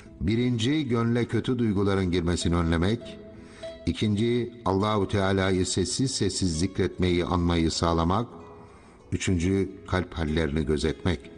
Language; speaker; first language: Turkish; native; Turkish